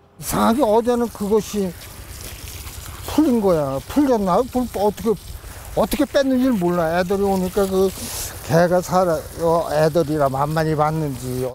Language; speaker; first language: Korean; native; Korean